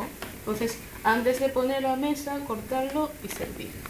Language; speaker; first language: Spanish; non-native, learner; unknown